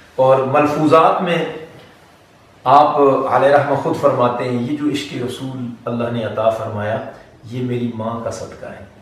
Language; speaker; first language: Urdu; non-native, local second language; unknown